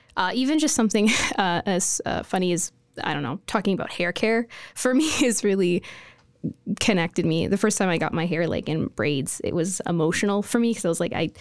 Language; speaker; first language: English; native; English